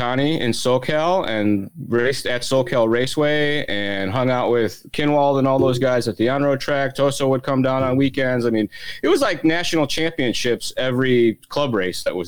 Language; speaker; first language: English; native; English